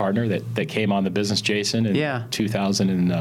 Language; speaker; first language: English; native; English